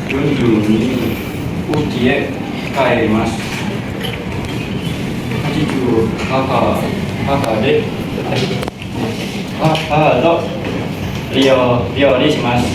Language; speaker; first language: Japanese; non-native, learner; Indonesian